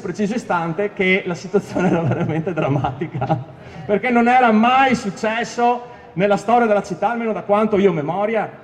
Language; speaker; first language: Italian; native; Italian